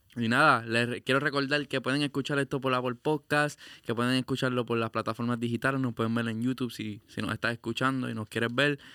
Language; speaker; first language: Spanish; early bilingual, heritage; Spanish